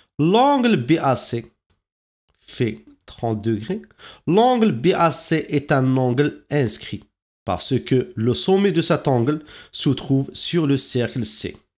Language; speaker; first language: French; non-native, local second language; Arabic